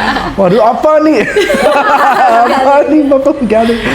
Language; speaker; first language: Indonesian; non-native, learner; English